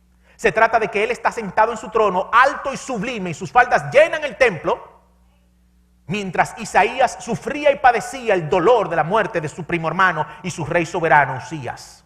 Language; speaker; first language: Spanish; native; Spanish